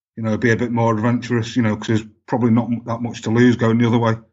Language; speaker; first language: English; native; English